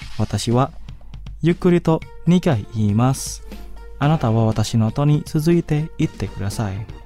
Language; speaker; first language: Japanese; non-native, fluent; Indonesian